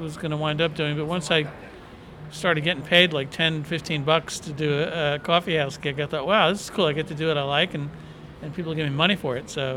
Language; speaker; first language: English; native; English